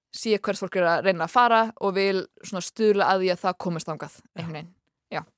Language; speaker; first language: Icelandic; early bilingual, other home language; English